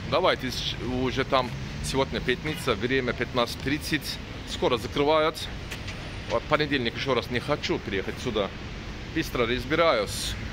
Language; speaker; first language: Russian; non-native, learner; Turkish